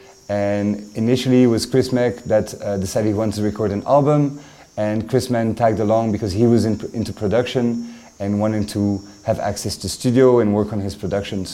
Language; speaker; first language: English; non-native, fluent; French